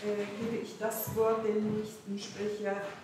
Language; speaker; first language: German; non-native, fluent; Ukrainian